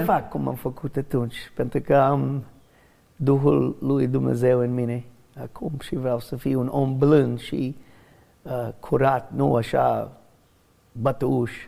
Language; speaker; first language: Romanian; non-native, learner; English